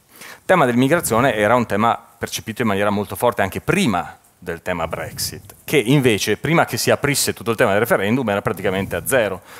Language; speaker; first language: Italian; native; Italian